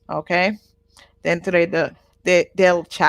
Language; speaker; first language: Spanish; non-native, learner; Japanese